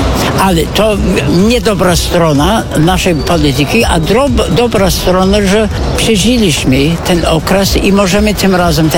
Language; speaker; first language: Polish; non-native, fluent; English